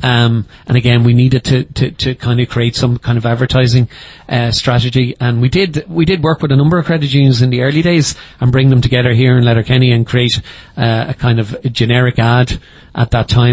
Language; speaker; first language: English; native; English